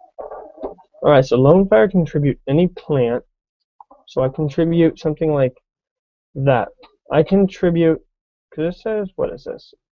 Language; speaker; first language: English; native; English